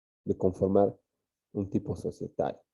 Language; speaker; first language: Spanish; native; Spanish